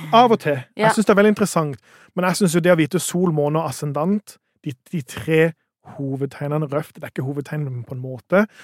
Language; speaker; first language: Norwegian; native; Norwegian